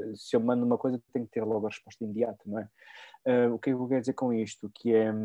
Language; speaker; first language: Portuguese; native; Portuguese